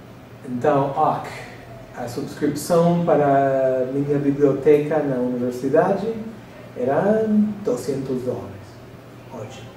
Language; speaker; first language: Portuguese; non-native, learner; English